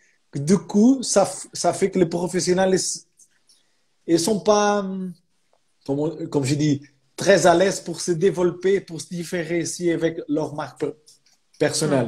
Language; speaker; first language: French; non-native, fluent; Portuguese